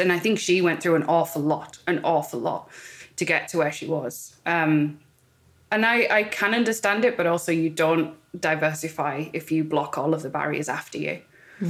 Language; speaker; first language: English; native; English